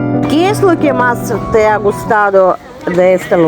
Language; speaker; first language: Spanish; non-native, learner; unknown